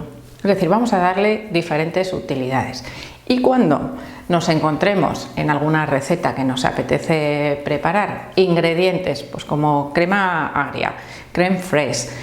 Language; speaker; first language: Spanish; native; Spanish